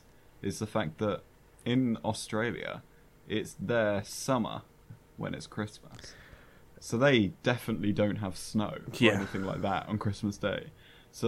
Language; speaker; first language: English; native; English